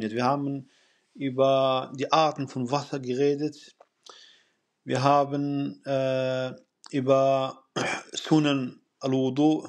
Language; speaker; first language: German; non-native, fluent; Arabic